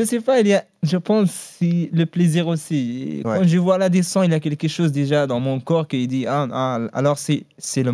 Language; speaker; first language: French; non-native, learner; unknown